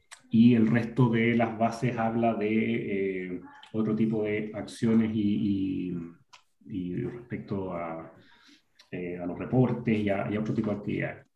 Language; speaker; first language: Spanish; native; Spanish